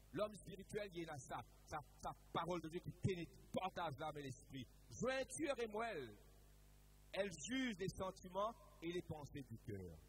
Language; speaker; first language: French; non-native, local second language; Morisyen